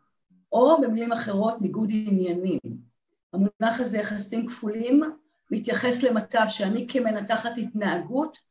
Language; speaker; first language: Hebrew; native; Hebrew